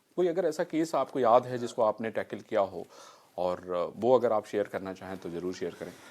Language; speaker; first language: Hindi; native; Hindi